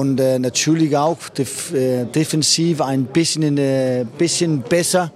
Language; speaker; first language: German; non-native, fluent; Danish